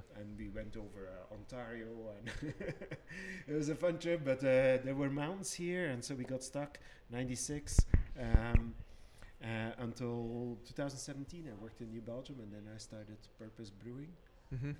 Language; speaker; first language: English; non-native, fluent; Dutch